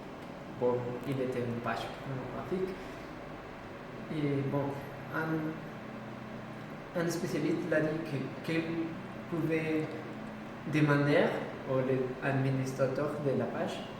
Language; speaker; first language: French; non-native, learner; Spanish